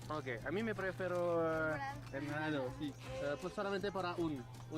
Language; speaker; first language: Spanish; non-native, learner; French